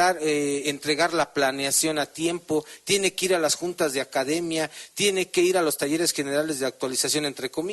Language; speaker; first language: Spanish; native; Spanish